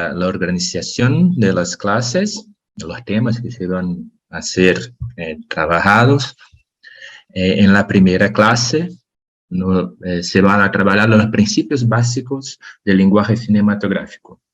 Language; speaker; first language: Spanish; non-native, learner; Portuguese